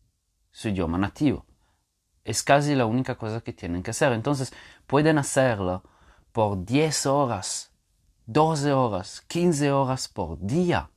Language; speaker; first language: Spanish; non-native, fluent; Portuguese